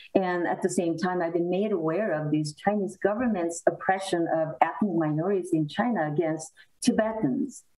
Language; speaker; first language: English; non-native, fluent; Korean